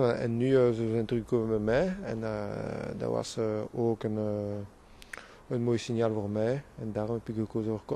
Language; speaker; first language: Dutch; non-native, local second language; French